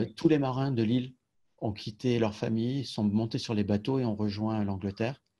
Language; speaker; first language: French; native; French